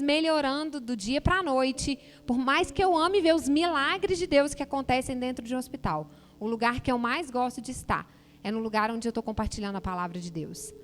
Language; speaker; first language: Portuguese; native; Portuguese